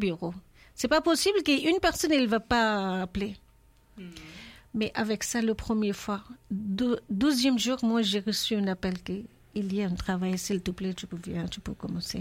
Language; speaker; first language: French; non-native, learner; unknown